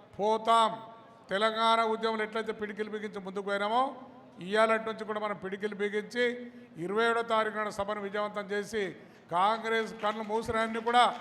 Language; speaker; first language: Telugu; native; Telugu